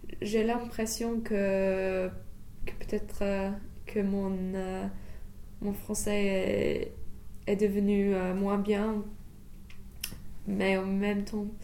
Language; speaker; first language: French; non-native, fluent; English